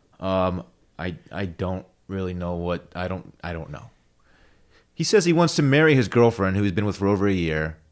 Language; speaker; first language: English; native; English